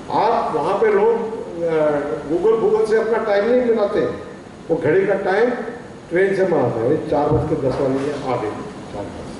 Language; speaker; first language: Hindi; non-native, local second language; Punjabi